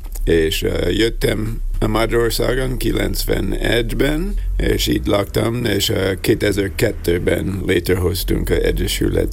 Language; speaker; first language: Hungarian; non-native, learner; English